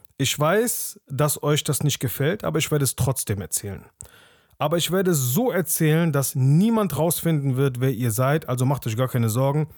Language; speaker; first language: German; early bilingual, other home language; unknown